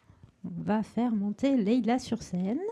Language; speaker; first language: French; native; French